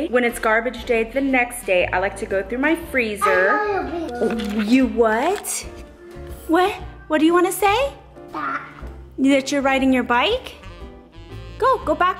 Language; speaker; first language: English; native; English